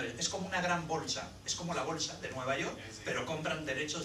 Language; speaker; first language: Spanish; native; Spanish